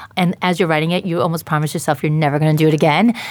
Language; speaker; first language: English; native; English